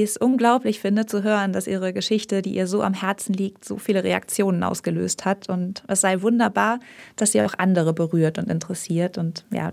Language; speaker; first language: German; native; German